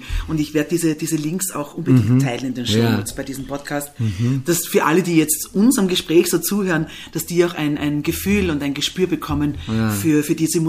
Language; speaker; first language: German; native; German